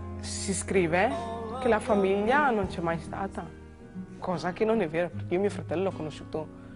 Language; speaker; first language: Italian; early bilingual, other home language; Akan